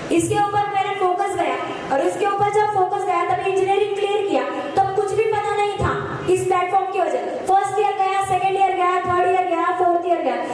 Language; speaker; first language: Hindi; non-native, local second language; Marathi